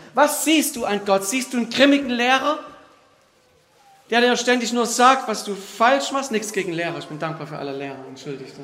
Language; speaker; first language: German; native; German